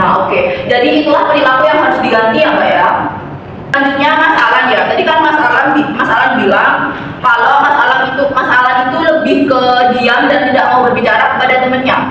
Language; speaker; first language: Indonesian; native; Indonesian